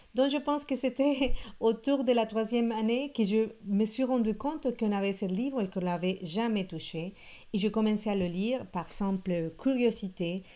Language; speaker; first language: French; non-native, fluent; Spanish